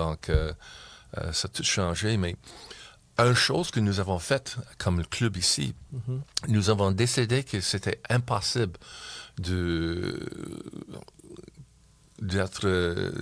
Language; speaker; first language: French; non-native, local second language; English